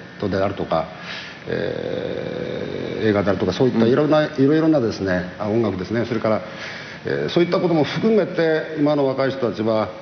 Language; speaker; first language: Japanese; native; Japanese